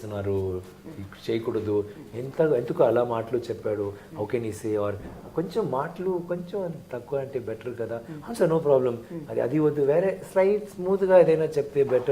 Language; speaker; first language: Telugu; non-native, learner; Tamil